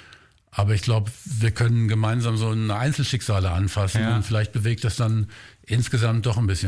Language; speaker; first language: German; native; German